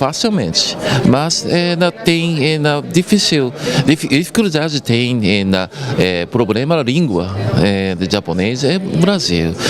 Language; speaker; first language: Portuguese; non-native, learner; Japanese